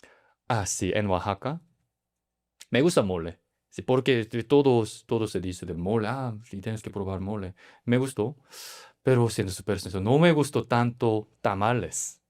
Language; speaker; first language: Spanish; non-native, learner; Korean